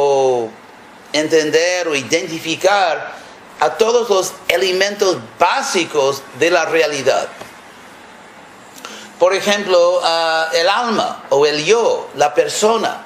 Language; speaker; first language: Spanish; non-native, fluent; English